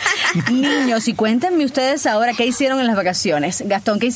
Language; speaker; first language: Spanish; native; Spanish